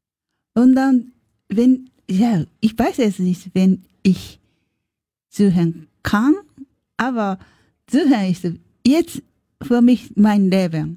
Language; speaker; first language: German; non-native, learner; Japanese